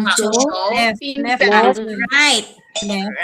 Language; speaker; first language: English; non-native, local second language; Filipino